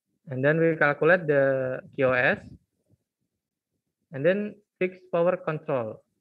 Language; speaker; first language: English; non-native, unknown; Indonesian